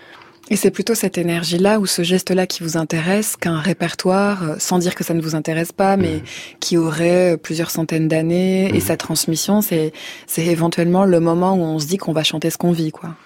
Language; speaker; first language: French; native; French